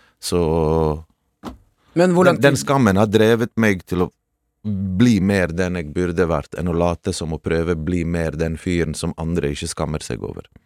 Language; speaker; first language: Norwegian; early bilingual, other home language; Bosnian